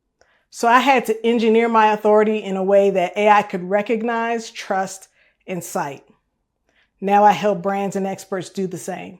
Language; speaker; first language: English; native; English